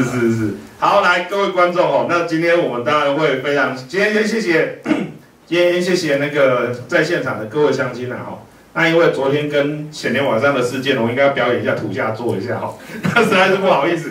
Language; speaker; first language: Chinese; native; Chinese